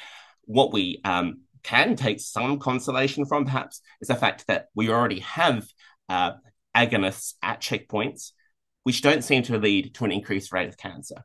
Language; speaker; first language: English; native; English